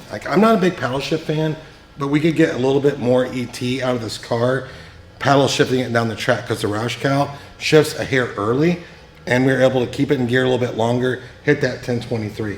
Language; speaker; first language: English; native; English